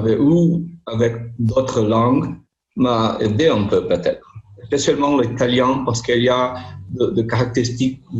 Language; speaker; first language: French; non-native, learner; Portuguese